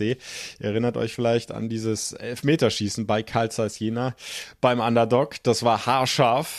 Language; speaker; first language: German; native; German